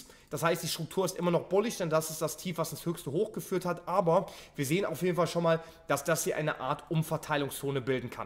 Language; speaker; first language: German; native; German